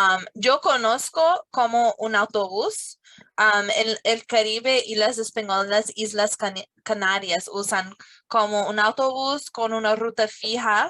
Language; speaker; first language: Spanish; non-native, fluent; English